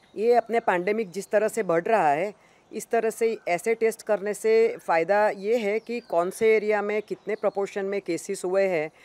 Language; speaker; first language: Hindi; non-native, local second language; Gujarati